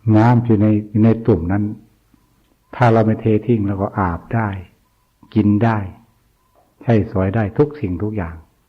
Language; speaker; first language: Thai; non-native, local second language; Northeastern Thai